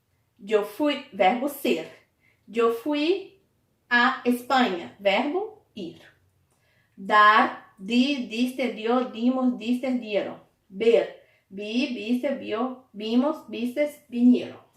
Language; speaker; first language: Spanish; non-native, fluent; Portuguese